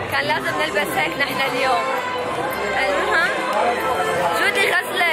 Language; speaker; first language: Arabic; native; Arabic